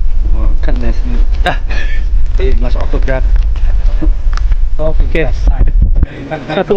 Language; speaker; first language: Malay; non-native, local second language; Chinese